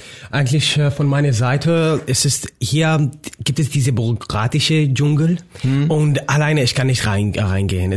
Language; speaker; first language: German; non-native, learner; Arabic